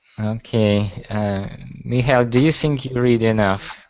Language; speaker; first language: English; non-native, fluent; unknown